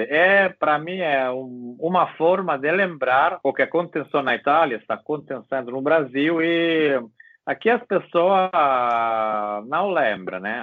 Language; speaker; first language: Portuguese; non-native, learner; Italian